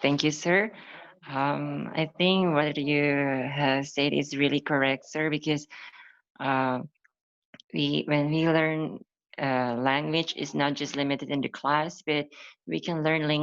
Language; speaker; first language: English; non-native, learner; Indonesian